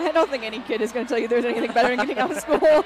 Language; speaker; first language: English; native; English